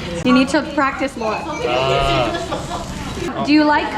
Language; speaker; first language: English; non-native, fluent; Japanese